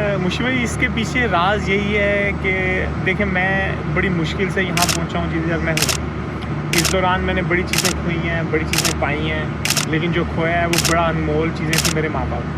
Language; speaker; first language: Urdu; non-native, local second language; Punjabi